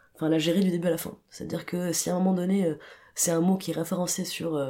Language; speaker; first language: French; non-native, local second language; Arabic